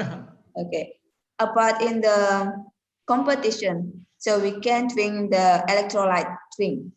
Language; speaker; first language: English; non-native, learner; Indonesian